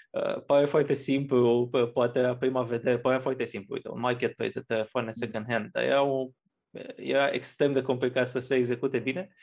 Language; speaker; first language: Romanian; native; Romanian